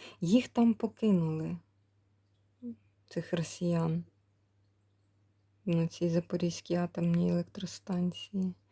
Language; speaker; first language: Ukrainian; native; Ukrainian